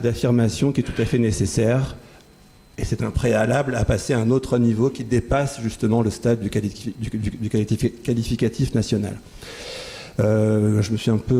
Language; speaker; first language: French; native; French